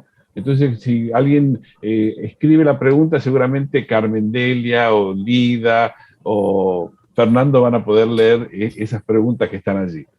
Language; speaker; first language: Spanish; native; Spanish